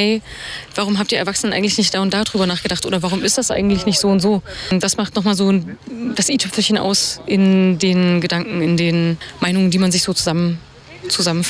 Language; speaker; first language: German; native; German